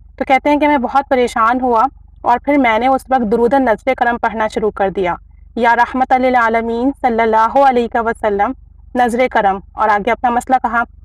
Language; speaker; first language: Urdu; native; Urdu